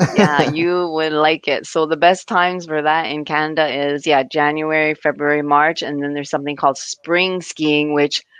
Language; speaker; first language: English; native; English